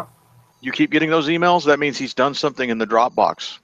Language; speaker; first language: English; native; English